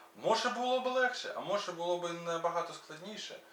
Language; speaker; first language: Ukrainian; native; Ukrainian